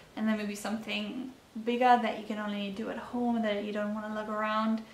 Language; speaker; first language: English; non-native, fluent; German